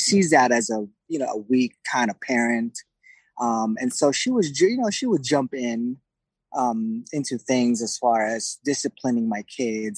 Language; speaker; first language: English; non-native, local second language; Filipino